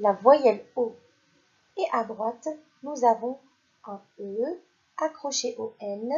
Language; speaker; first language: French; non-native, local second language; Arabic